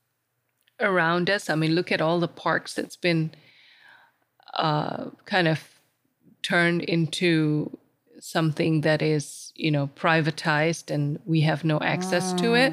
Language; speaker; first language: English; non-native, local second language; Malay